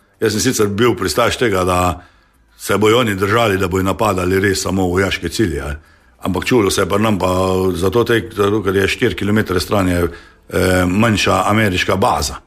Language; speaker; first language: Slovenian; native; Slovenian